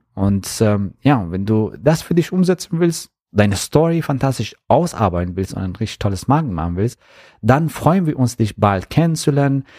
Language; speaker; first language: German; non-native, fluent; Persian